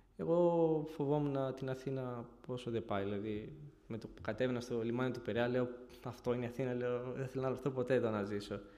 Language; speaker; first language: Greek; early bilingual, other home language; Bulgarian